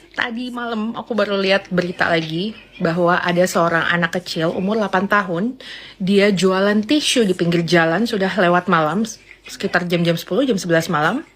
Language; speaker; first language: Indonesian; native; Indonesian